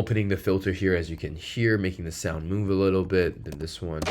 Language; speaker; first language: English; native; English